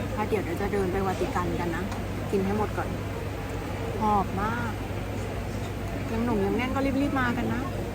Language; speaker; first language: Thai; native; Thai